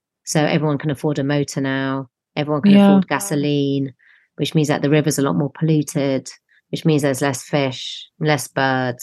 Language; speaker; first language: English; native; English